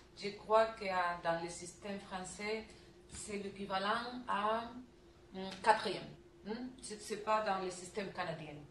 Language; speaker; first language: French; non-native, learner; Spanish